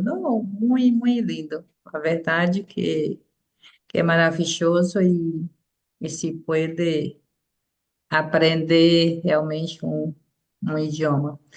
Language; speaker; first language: Portuguese; non-native, fluent; Spanish